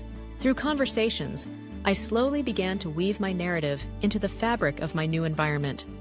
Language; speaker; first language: English; early bilingual, other home language; Russian